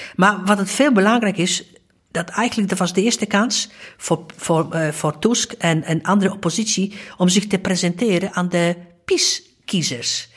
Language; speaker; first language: Dutch; non-native, fluent; Polish